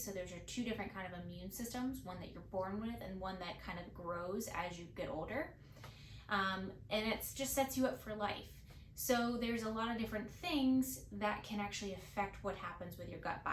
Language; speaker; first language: English; native; English